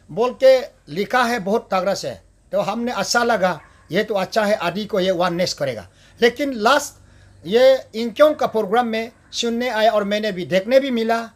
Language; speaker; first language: Hindi; non-native, local second language; Adi